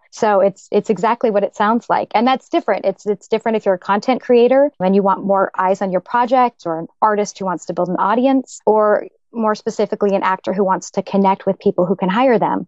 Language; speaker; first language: English; native; English